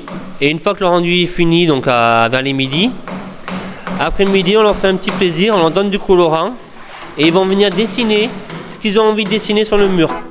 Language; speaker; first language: French; native; French